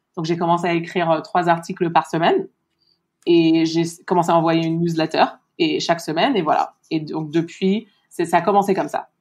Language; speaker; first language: French; early bilingual, heritage; French